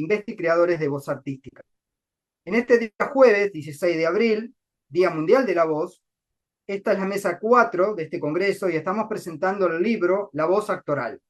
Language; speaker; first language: Spanish; native; Spanish